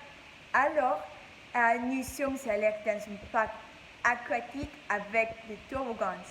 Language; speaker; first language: French; non-native, learner; English